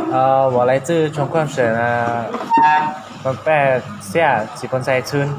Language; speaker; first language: Chinese; non-native, learner; Lao